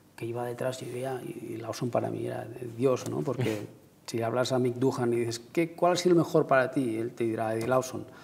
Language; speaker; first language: Spanish; native; Spanish